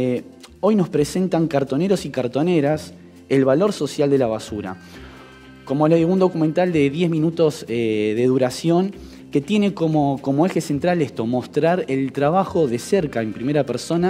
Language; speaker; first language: Spanish; native; Spanish